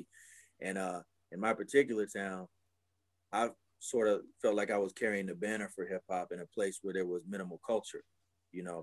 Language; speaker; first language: English; native; English